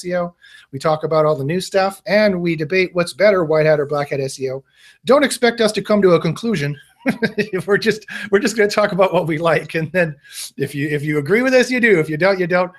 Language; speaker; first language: English; native; English